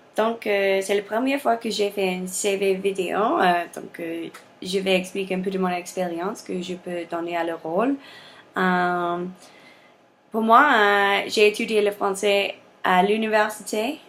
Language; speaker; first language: French; non-native, learner; English